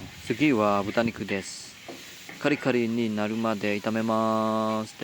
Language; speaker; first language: Japanese; non-native, learner; Vietnamese